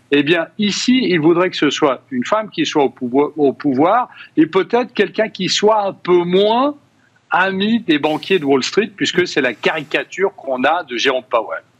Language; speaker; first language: French; native; French